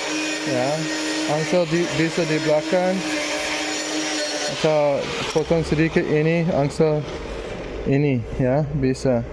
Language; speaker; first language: Indonesian; non-native, learner; English